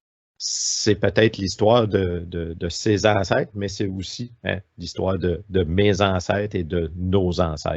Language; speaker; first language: French; native; French